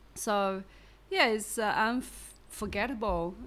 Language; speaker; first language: English; non-native, learner; Chinese